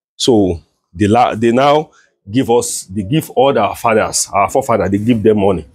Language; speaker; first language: English; non-native, local second language; Yoruba